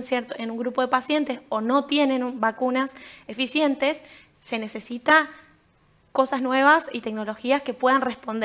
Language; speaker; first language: Spanish; native; Spanish